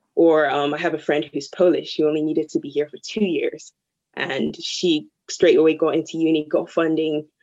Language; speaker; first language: English; early bilingual, other home language; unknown